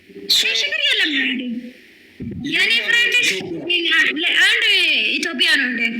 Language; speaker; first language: Amharic; non-native, learner; Somali